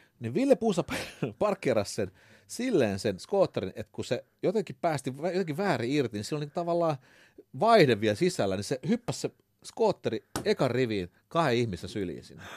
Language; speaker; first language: Finnish; early bilingual, other home language; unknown